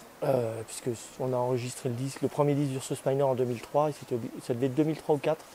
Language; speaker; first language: French; native; French